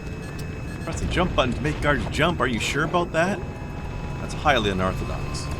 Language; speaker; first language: English; native; English